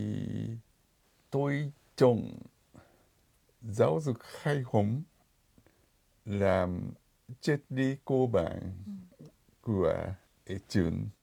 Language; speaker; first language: Vietnamese; non-native, fluent; Japanese